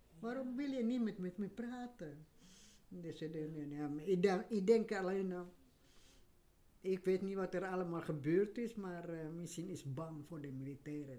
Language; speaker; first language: Dutch; non-native, learner; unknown